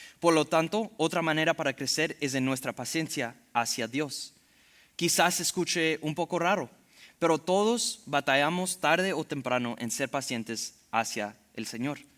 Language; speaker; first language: Spanish; early bilingual, heritage; Spanish